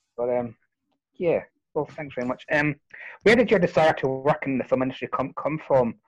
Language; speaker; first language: English; native; English